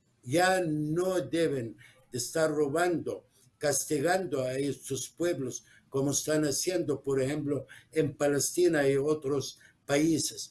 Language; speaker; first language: Spanish; non-native, fluent; Arabic